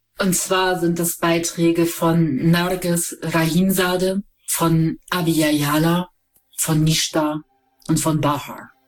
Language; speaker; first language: German; native; German